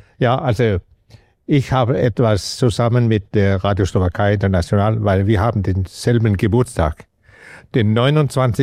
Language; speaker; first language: German; non-native, fluent; Danish